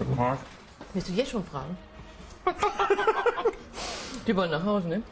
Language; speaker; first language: German; non-native, fluent; Danish